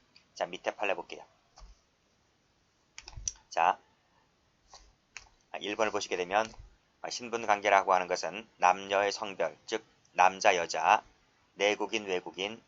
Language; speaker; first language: Korean; native; Korean